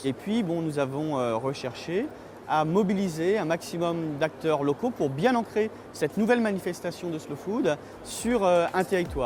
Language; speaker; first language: French; native; French